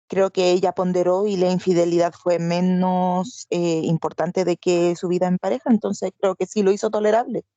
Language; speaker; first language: Spanish; native; Spanish